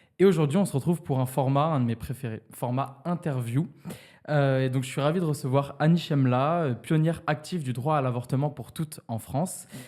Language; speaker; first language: French; native; French